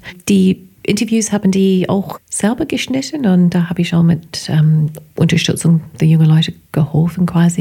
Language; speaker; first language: German; non-native, fluent; English